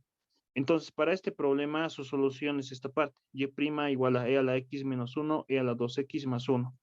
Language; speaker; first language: Spanish; native; Spanish